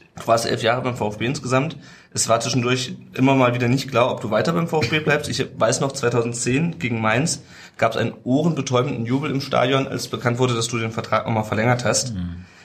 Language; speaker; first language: German; native; German